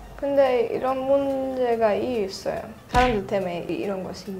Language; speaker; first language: Korean; non-native, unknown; Russian